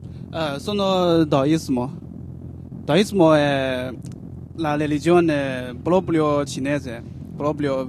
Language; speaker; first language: Italian; non-native, learner; Chinese